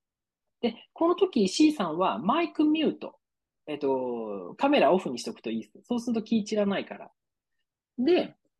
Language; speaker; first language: Japanese; native; Japanese